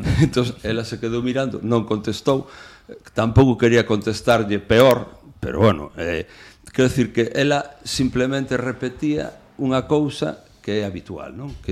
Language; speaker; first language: Galician; non-native, local second language; Spanish